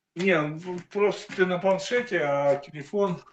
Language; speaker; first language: Russian; native; Russian